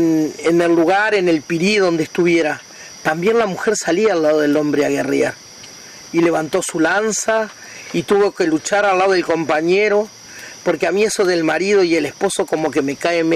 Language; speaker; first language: Spanish; native; Spanish